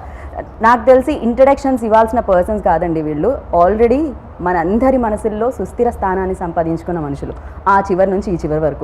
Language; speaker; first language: Telugu; native; Telugu